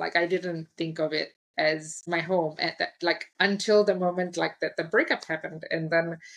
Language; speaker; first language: English; native; English